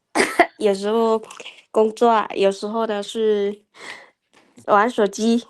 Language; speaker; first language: Chinese; non-native, learner; Lao